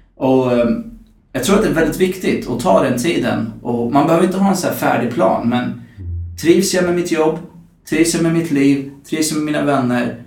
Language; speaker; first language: Swedish; native; Swedish